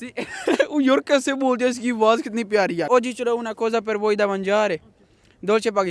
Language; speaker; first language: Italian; non-native, learner; Urdu